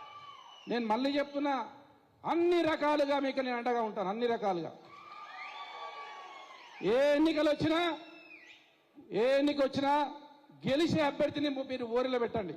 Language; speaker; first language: Telugu; native; Telugu